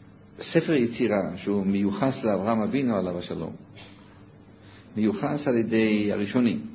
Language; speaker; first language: Hebrew; native; Hebrew